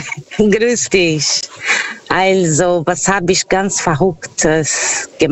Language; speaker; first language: German; non-native, learner; Portuguese